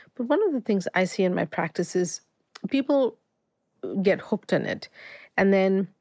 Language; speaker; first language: English; native; English